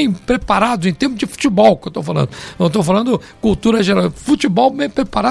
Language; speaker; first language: Portuguese; native; Portuguese